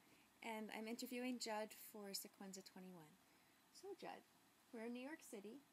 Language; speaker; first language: English; native; English